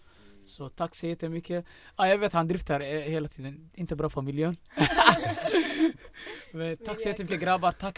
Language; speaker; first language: Swedish; non-native, fluent; Somali